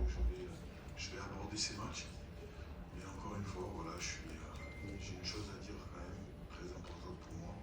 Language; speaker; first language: French; native; French